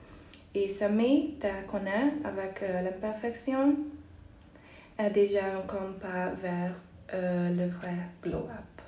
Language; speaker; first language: French; non-native, fluent; Hungarian